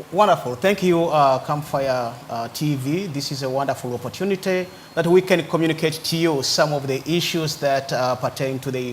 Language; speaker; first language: English; non-native, local second language; Ganda